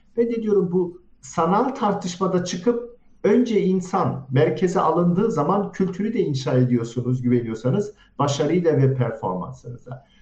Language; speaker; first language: Turkish; early bilingual, heritage; Turkish